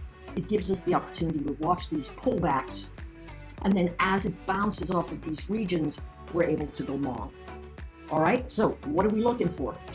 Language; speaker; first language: English; native; English